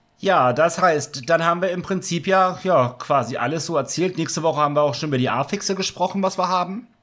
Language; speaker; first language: German; native; German